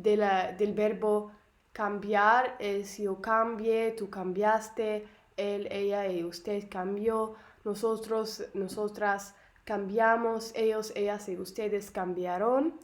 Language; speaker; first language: Spanish; non-native, learner; Arabic